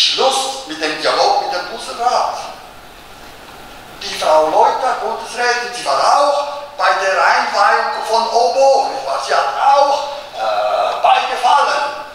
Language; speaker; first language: German; non-native, local second language; Italian